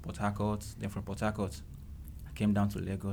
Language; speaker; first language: English; non-native, local second language; Igbo